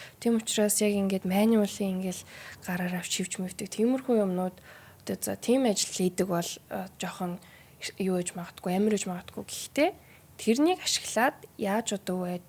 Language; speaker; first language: Mongolian; early bilingual, heritage; Mongolian